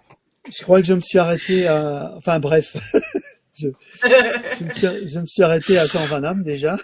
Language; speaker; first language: French; native; French